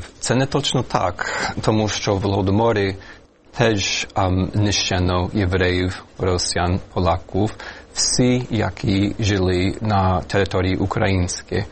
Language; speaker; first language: Ukrainian; non-native, fluent; English